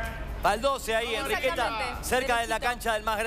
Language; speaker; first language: Spanish; native; Spanish